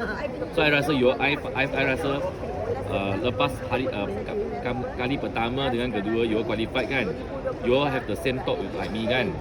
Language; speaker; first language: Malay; non-native, local second language; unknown